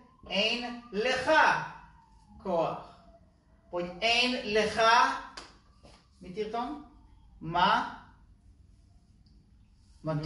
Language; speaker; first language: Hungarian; non-native, learner; Hebrew